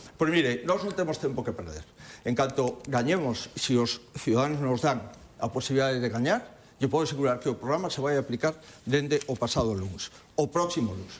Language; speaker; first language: Galician; native; Galician